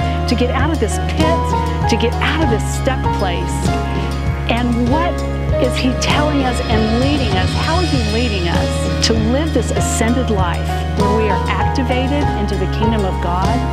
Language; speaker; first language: English; native; English